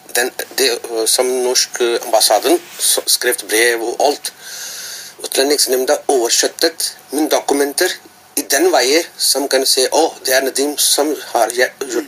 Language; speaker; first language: Norwegian; non-native, learner; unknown